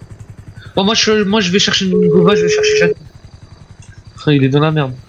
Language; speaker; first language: French; native; French